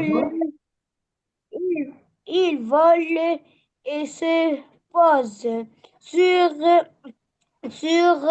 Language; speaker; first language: French; non-native, learner; Arabic